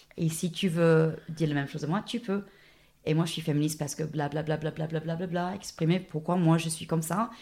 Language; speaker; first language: French; non-native, fluent; English